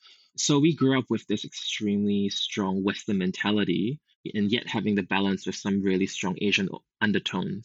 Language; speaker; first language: English; native; English